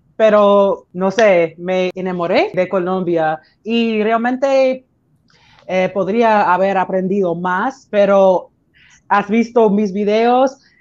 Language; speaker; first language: Spanish; non-native, learner; English